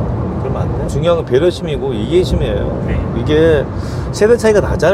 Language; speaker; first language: Korean; native; Korean